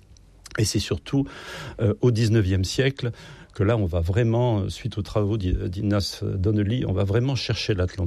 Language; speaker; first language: French; native; French